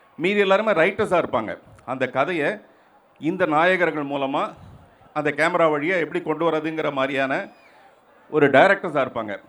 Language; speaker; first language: Tamil; native; Tamil